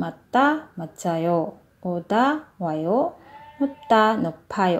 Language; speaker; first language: Korean; non-native, local second language; Indonesian